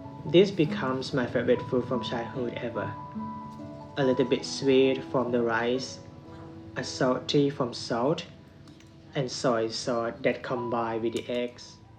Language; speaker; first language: English; non-native, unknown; Thai